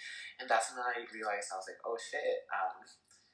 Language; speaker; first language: English; early bilingual, other home language; Spanish